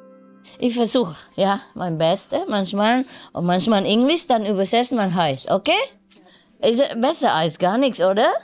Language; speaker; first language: German; non-native, learner; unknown